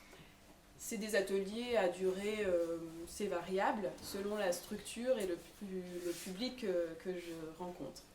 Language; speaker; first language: French; native; French